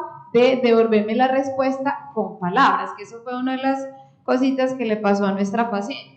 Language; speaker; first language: Spanish; native; Spanish